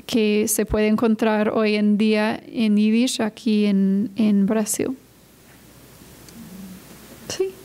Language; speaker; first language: Spanish; non-native, fluent; English